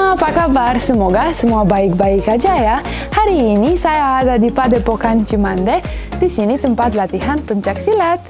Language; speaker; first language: Indonesian; non-native, fluent; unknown